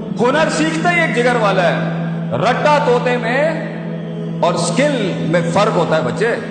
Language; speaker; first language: Urdu; non-native, local second language; Punjabi